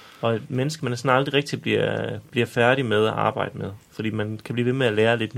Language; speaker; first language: Danish; native; Danish